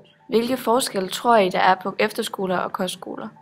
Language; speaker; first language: Danish; native; Danish